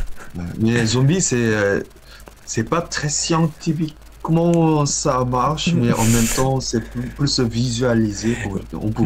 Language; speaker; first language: French; non-native, learner; Korean